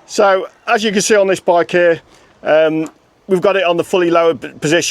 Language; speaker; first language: English; native; English